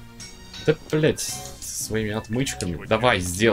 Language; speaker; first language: Russian; native; Russian